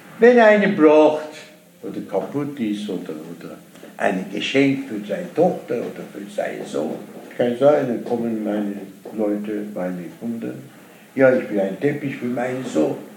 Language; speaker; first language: German; non-native, learner; Persian